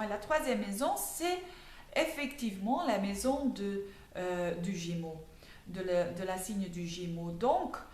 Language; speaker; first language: French; non-native, fluent; Dutch